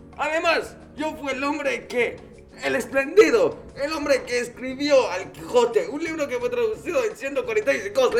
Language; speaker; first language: Spanish; non-native, learner; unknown